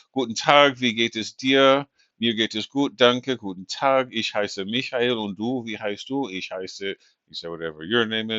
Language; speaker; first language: German; non-native, fluent; English